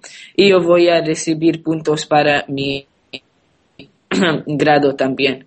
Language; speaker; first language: Spanish; non-native, learner; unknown